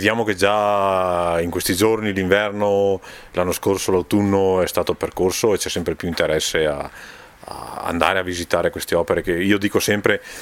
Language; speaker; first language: Italian; native; Italian